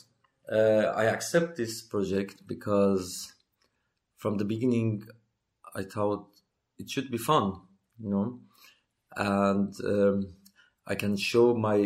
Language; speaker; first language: English; non-native, learner; Persian